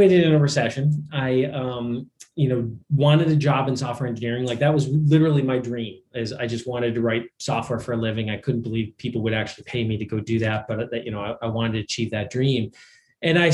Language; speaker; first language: English; native; English